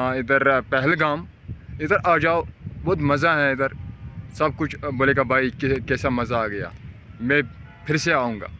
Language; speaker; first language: Hindi; non-native, local second language; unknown